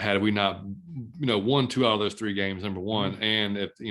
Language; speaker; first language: English; native; English